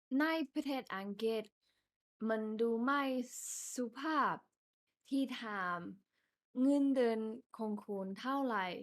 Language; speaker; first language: Thai; non-native, fluent; English